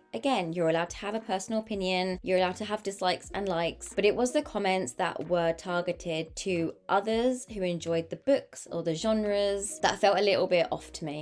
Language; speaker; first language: English; native; English